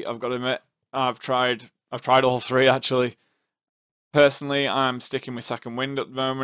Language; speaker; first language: English; native; English